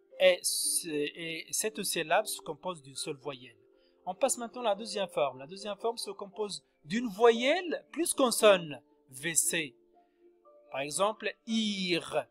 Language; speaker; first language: French; non-native, local second language; Arabic